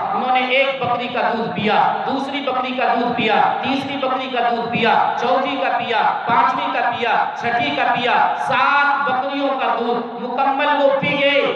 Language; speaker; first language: Urdu; native; Urdu